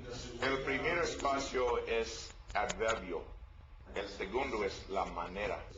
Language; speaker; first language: Spanish; non-native, learner; English